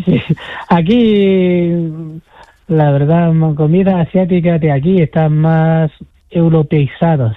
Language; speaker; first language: Spanish; non-native, fluent; Chinese